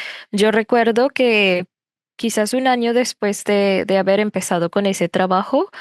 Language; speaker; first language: Spanish; non-native, fluent; English